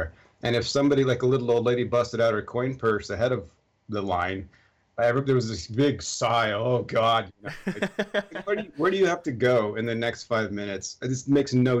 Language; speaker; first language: English; native; English